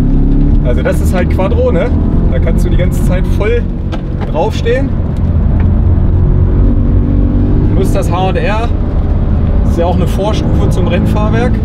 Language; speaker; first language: German; native; German